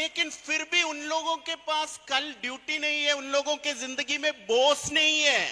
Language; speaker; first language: Hindi; non-native, fluent; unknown